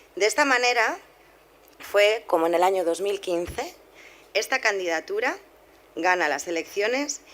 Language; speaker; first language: Spanish; native; Spanish